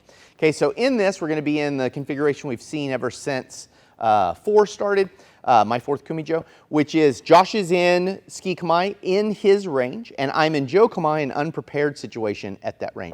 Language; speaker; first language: English; native; English